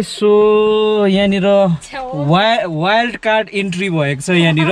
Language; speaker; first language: Nepali; native; Nepali